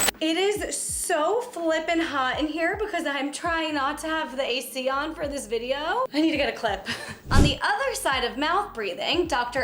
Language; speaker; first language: English; native; English